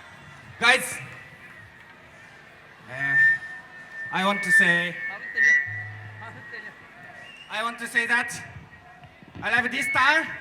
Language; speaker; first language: English; non-native, learner; Japanese